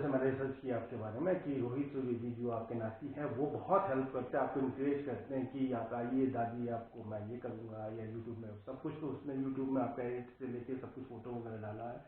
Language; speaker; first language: Hindi; native; Hindi